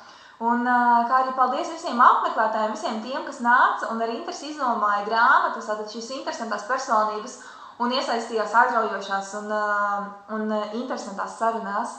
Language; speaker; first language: Latvian; native; Latvian